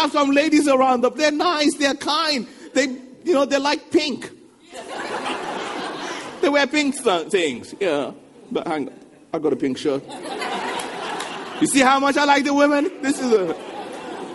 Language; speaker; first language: English; non-native, local second language; Yoruba